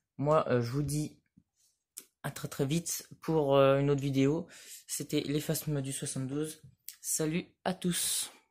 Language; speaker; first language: French; native; French